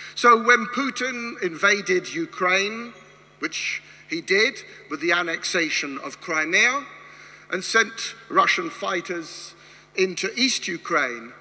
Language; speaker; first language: English; native; English